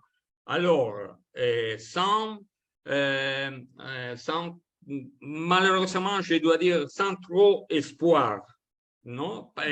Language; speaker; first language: French; non-native, learner; Italian